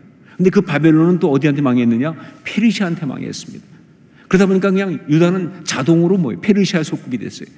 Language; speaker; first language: Korean; native; Korean